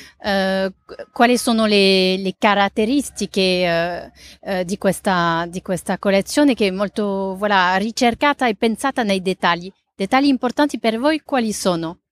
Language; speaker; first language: Italian; non-native, fluent; French